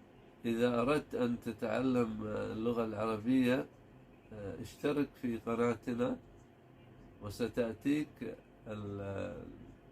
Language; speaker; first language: Arabic; non-native, fluent; Urdu